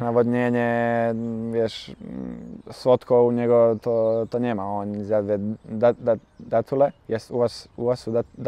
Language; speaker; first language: Polish; non-native, learner; Bosnian